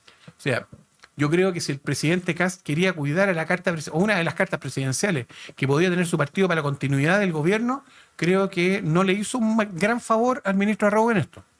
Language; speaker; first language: Spanish; native; Spanish